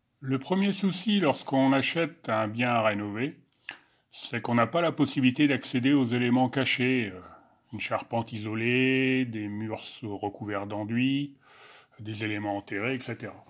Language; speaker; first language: French; native; French